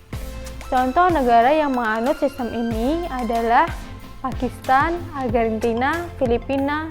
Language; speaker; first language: Indonesian; native; Indonesian